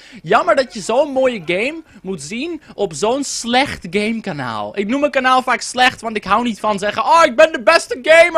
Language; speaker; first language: Dutch; native; Dutch